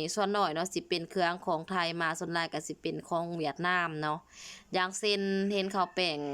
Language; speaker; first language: Lao; native; Lao